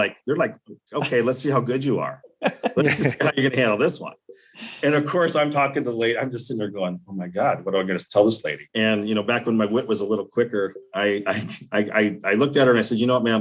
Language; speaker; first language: English; native; English